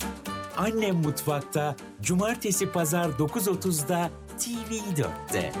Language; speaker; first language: Turkish; native; Turkish